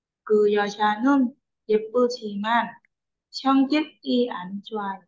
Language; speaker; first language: Korean; non-native, learner; Vietnamese